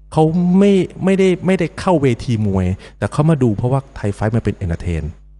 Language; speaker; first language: Thai; native; Thai